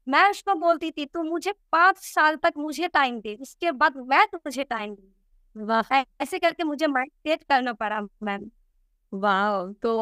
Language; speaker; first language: Hindi; non-native, local second language; Bangla